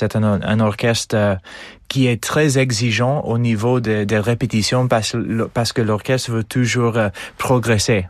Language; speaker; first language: French; non-native, fluent; English